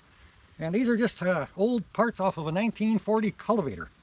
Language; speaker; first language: English; native; English